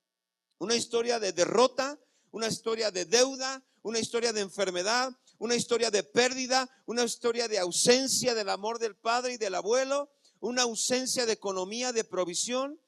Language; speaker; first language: Spanish; native; Spanish